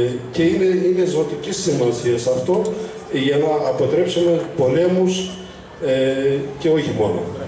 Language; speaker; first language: Greek; non-native, fluent; Arabic